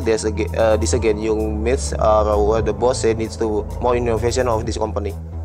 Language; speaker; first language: English; non-native, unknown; Indonesian